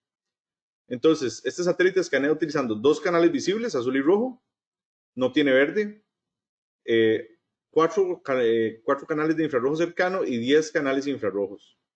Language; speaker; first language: Spanish; native; Spanish